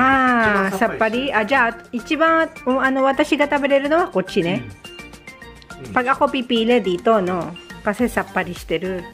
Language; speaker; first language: Japanese; non-native, learner; Filipino